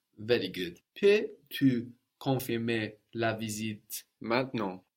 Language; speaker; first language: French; non-native, fluent; English